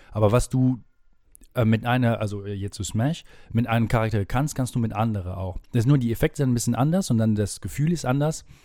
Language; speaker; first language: German; non-native, fluent; French